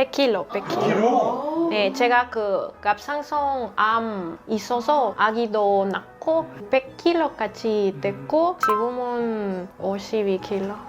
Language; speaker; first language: Korean; non-native, learner; Spanish